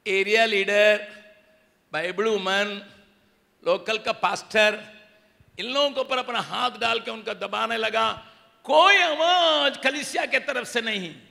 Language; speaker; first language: Hindi; non-native, local second language; Tamil